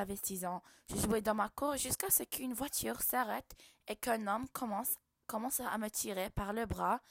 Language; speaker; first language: French; non-native, local second language; Arabic